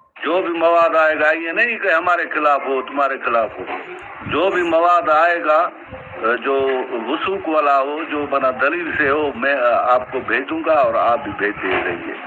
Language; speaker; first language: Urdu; non-native, local second language; Sindhi